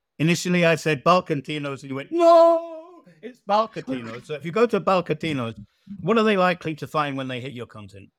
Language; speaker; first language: English; native; English